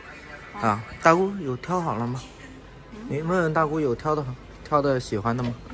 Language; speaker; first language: Chinese; native; Chinese